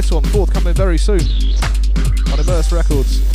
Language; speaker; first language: English; native; English